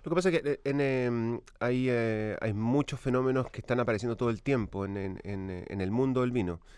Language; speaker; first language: Spanish; native; Spanish